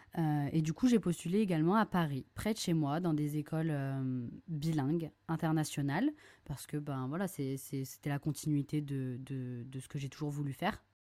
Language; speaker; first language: French; native; French